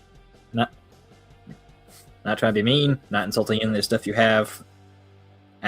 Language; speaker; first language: English; native; English